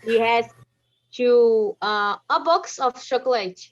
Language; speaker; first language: English; non-native, learner; Portuguese